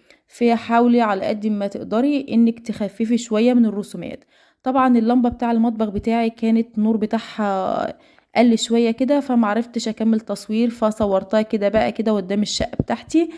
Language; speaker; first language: Arabic; native; Arabic